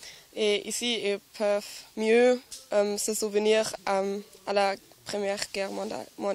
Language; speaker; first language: French; non-native, learner; Polish